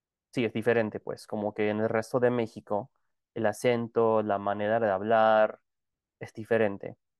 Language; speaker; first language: Spanish; non-native, fluent; Gujarati